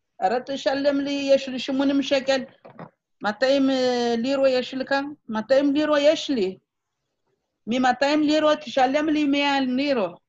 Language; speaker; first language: Hebrew; non-native, fluent; Amharic